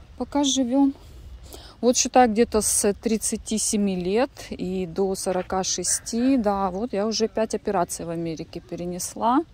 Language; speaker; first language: Russian; native; Russian